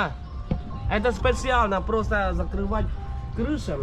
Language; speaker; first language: Russian; non-native, fluent; Khmer